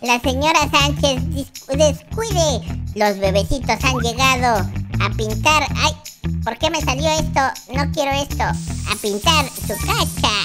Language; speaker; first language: Spanish; native; Spanish